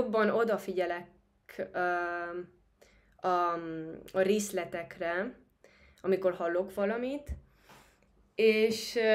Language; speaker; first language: Hungarian; non-native, fluent; Spanish